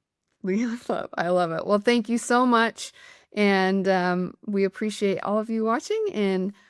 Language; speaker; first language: English; native; English